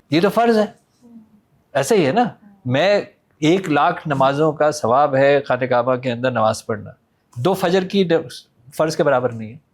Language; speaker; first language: Urdu; native; Urdu